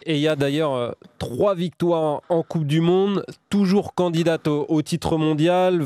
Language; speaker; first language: French; native; French